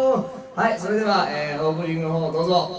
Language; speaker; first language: Japanese; native; Japanese